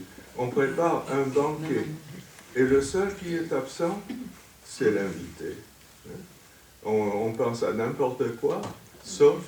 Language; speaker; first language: French; native; French